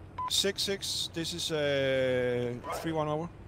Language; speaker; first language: English; non-native, fluent; Danish